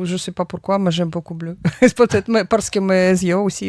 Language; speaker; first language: French; non-native, learner; Russian